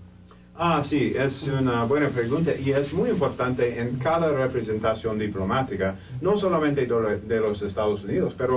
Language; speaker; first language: Spanish; non-native, fluent; English